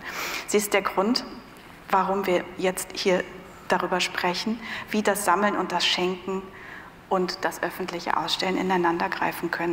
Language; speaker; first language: German; native; German